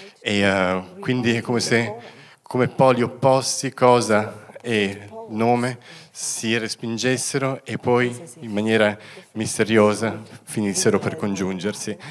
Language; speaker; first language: Italian; native; Italian